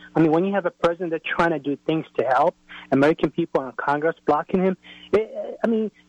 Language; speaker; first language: English; non-native, fluent; Somali